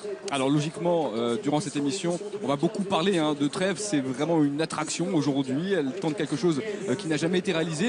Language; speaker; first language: French; native; French